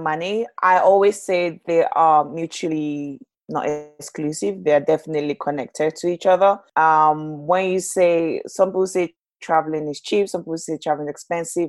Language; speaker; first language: English; non-native, local second language; Yoruba